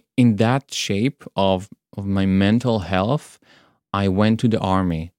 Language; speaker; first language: English; non-native, fluent; Hebrew